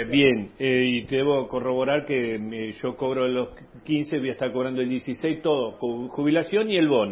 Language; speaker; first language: Spanish; native; Spanish